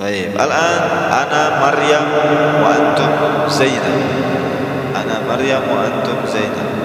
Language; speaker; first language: Arabic; non-native, fluent; Indonesian